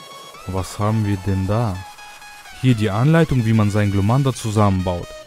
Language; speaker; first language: German; native; German